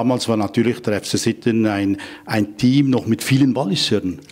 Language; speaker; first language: German; native; German